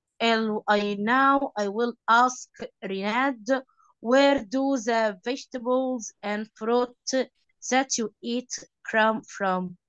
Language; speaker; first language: English; non-native, fluent; Arabic